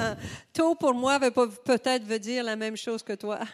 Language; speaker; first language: French; native; French